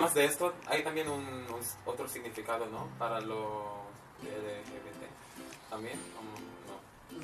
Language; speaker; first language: Spanish; non-native, fluent; Filipino